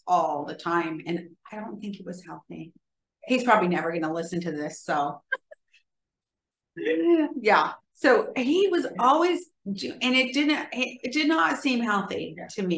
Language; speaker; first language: English; native; English